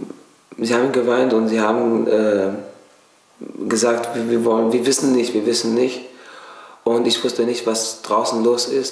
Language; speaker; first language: German; non-native, fluent; Arabic